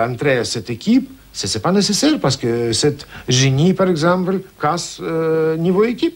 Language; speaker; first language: French; non-native, learner; Russian